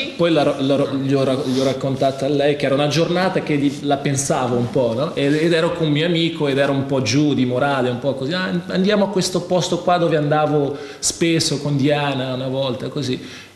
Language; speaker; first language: Italian; non-native, fluent; Portuguese